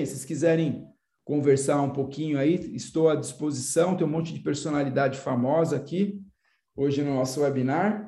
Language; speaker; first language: Portuguese; native; Portuguese